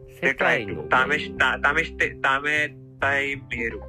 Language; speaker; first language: Japanese; non-native, learner; English